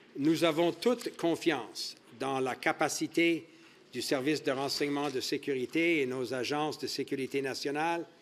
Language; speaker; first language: French; early bilingual, heritage; French